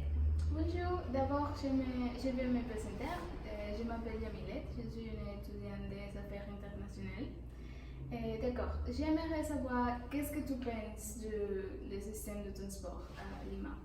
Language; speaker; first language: French; non-native, learner; Spanish